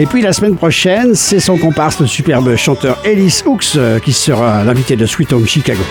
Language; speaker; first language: French; native; French